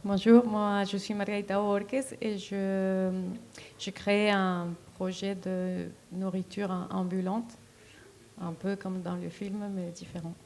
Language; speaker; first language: French; non-native, fluent; Spanish